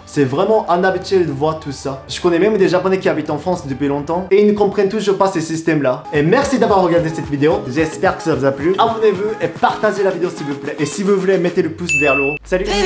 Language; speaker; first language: French; non-native, fluent; Japanese